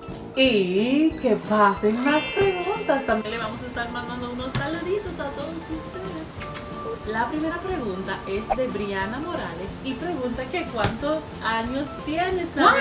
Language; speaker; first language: Spanish; native; Spanish